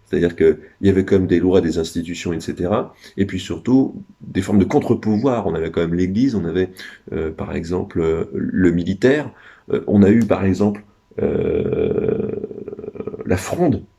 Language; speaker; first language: French; native; French